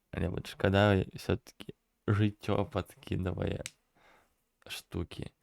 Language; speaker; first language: Belarusian; non-native, local second language; Russian